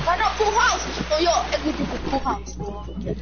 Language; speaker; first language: French; non-native, local second language; English